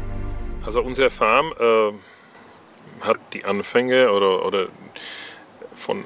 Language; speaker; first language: German; non-native, fluent; Czech